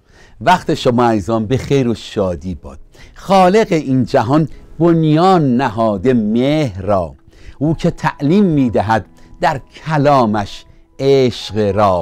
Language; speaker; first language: Persian; native; Persian